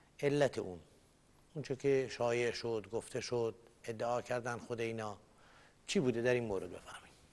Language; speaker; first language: Persian; non-native, local second language; Kurdish